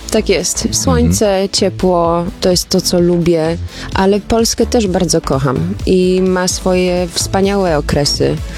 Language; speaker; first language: Polish; early bilingual, heritage; Polish